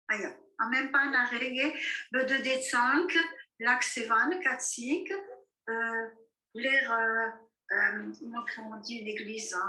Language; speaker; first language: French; non-native, learner; Armenian